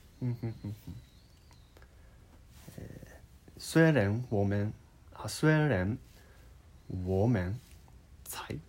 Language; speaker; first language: Chinese; non-native, learner; Japanese